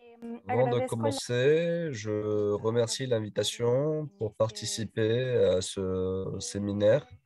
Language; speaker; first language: French; non-native, learner; Spanish